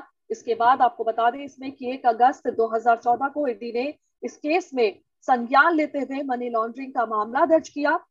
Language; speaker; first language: Hindi; native; Hindi